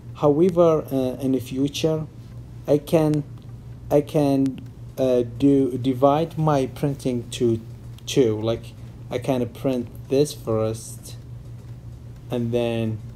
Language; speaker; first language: English; non-native, learner; Arabic